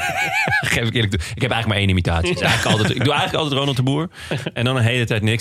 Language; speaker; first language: Dutch; native; Dutch